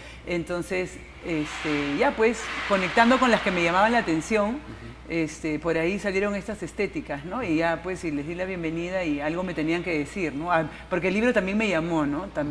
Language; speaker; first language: Spanish; native; Spanish